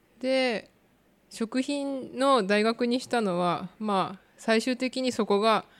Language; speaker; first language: Japanese; native; Japanese